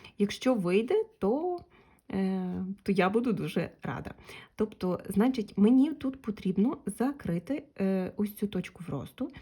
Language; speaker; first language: Ukrainian; non-native, local second language; Russian